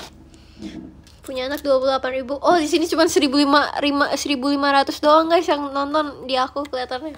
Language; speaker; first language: Indonesian; native; Indonesian